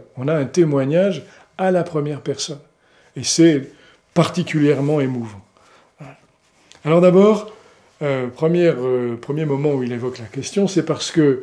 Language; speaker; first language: French; native; French